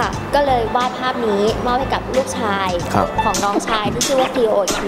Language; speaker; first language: Thai; native; Thai